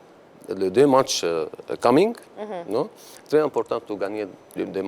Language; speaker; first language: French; non-native, learner; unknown